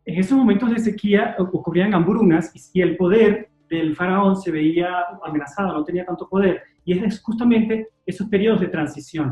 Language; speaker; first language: Spanish; native; Spanish